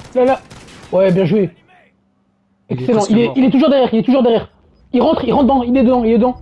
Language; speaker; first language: French; native; French